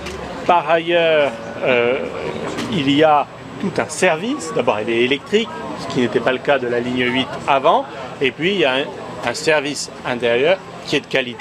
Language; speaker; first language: French; native; French